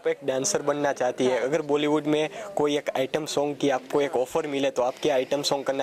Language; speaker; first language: Hindi; non-native, local second language; Gujarati